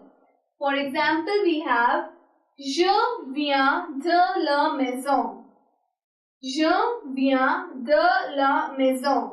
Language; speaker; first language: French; non-native, fluent; Hindi